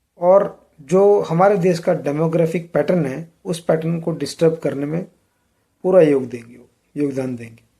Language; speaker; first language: Hindi; native; Hindi